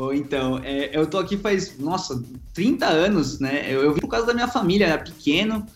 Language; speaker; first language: Portuguese; early bilingual, other home language; Spanish